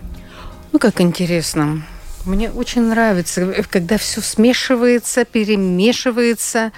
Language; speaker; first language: Russian; native; Russian